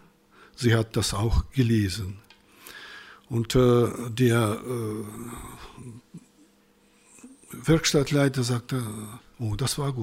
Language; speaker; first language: German; non-native, fluent; Russian